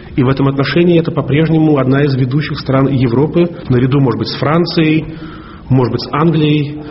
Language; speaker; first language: Russian; native; Russian